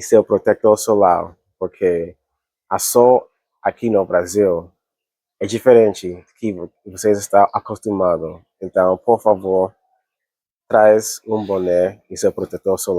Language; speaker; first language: Portuguese; non-native, learner; English